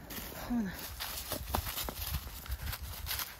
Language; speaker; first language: Korean; native; Korean